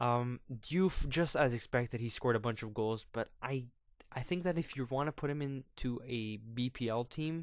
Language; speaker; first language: English; native; English